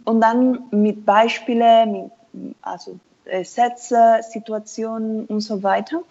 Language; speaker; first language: German; non-native, fluent; Spanish